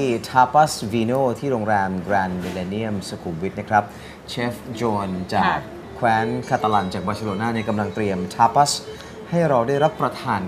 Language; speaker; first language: Thai; native; Thai